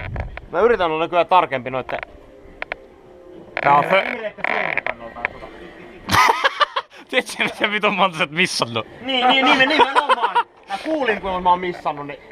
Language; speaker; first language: Finnish; native; Finnish